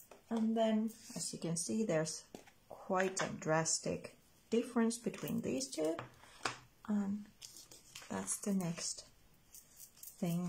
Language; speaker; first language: English; non-native, fluent; Finnish